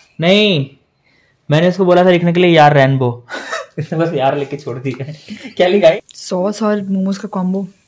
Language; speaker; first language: Hindi; native; Hindi